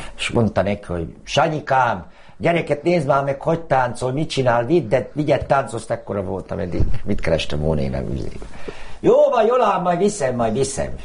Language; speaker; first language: Hungarian; native; Hungarian